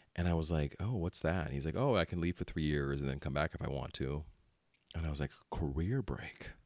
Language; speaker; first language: English; early bilingual, other home language; Filipino